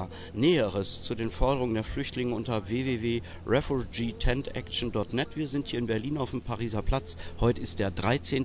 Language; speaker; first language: German; native; German